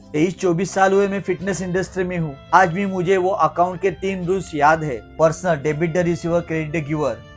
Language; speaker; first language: Hindi; non-native, local second language; Marathi